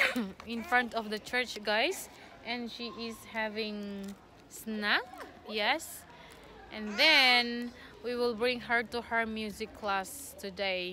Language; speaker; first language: English; non-native, local second language; Filipino